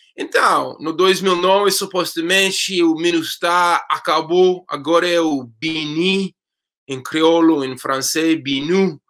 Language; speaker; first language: Portuguese; non-native, fluent; English